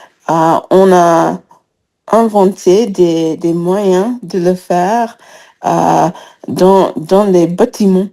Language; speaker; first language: French; non-native, fluent; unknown